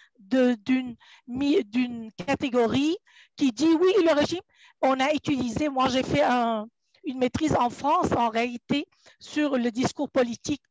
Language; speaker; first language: French; non-native, fluent; Arabic